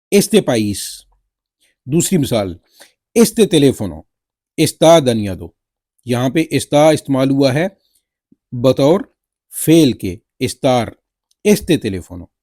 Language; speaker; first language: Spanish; non-native, fluent; Urdu